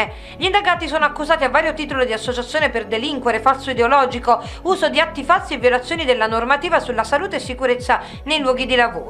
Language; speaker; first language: Italian; native; Italian